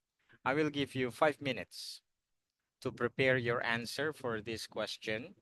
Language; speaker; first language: English; non-native, fluent; Indonesian